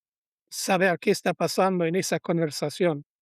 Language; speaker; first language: Spanish; non-native, learner; German